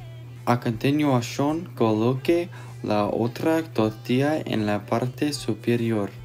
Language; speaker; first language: Spanish; non-native, learner; English